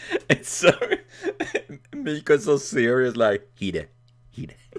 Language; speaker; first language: English; non-native, fluent; Swedish